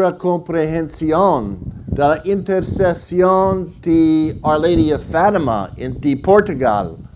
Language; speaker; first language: Spanish; non-native, learner; English